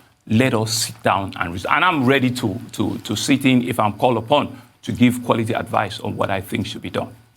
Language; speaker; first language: English; non-native, local second language; Yoruba